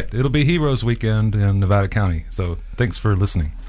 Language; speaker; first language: English; native; English